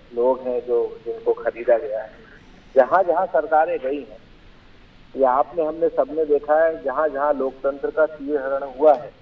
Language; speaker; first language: Hindi; native; Hindi